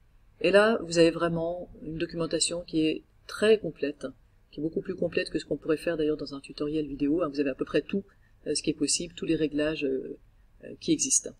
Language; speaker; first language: French; native; French